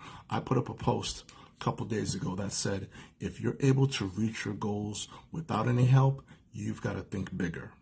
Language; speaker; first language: English; native; English